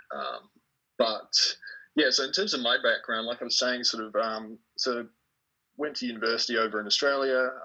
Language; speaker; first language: English; native; English